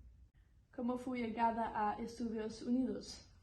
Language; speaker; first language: Spanish; non-native, learner; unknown